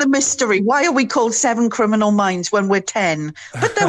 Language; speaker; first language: English; native; English